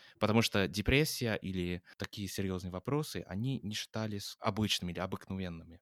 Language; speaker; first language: Russian; non-native, fluent; English